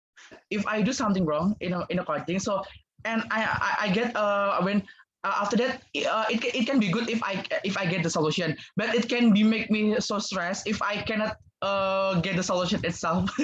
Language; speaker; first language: English; non-native, learner; Indonesian